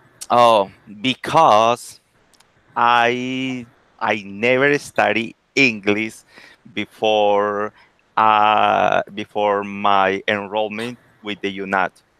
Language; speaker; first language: English; non-native, learner; Spanish